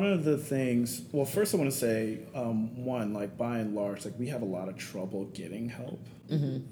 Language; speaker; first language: English; native; English